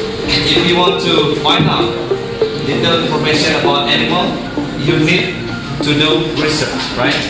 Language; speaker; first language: English; non-native, fluent; Indonesian